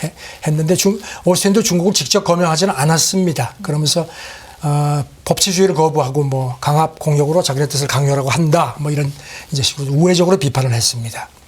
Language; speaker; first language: Korean; native; Korean